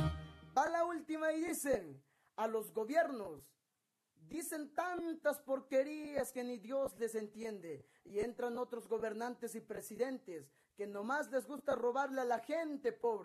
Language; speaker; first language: Spanish; native; Spanish